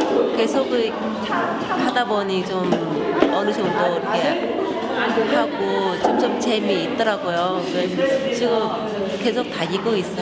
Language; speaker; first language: Korean; non-native, learner; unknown